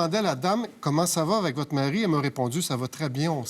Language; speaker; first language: French; native; French